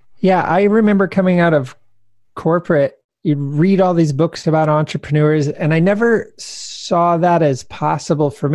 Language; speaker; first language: English; native; English